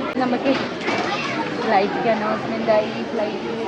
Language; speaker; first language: Malayalam; non-native, learner; Nepali